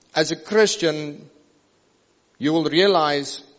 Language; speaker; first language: English; non-native, local second language; Afrikaans